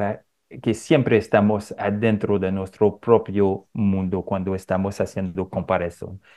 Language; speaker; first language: Spanish; non-native, fluent; French